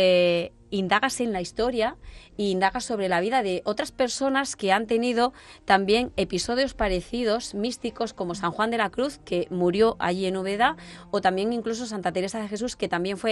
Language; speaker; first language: Spanish; native; Spanish